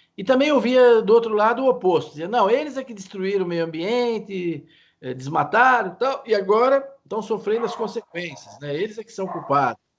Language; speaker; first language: Portuguese; native; Portuguese